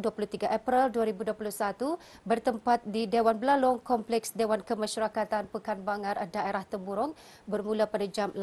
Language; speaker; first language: Malay; native; Malay